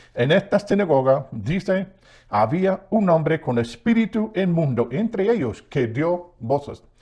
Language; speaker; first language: Spanish; non-native, fluent; English